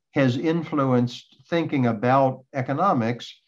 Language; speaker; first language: English; native; English